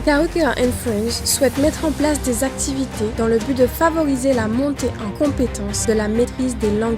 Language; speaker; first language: French; native; French